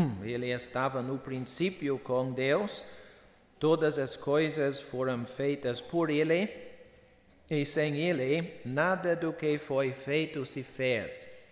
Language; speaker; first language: Portuguese; non-native, fluent; English